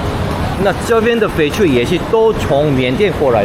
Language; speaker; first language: Chinese; non-native, fluent; Korean